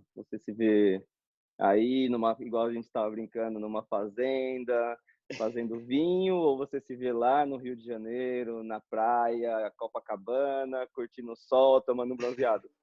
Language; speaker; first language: Portuguese; native; Portuguese